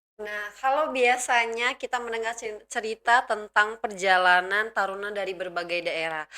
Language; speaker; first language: Indonesian; native; Indonesian